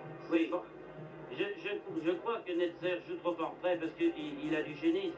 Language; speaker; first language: French; native; French